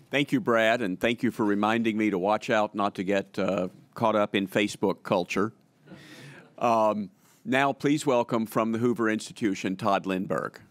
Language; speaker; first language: English; native; English